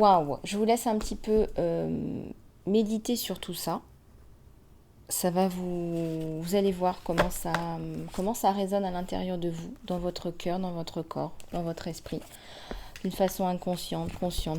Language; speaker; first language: French; native; French